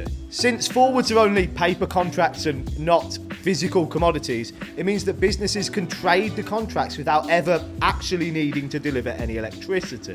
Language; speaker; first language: English; native; English